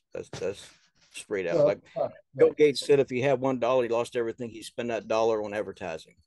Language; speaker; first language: English; native; English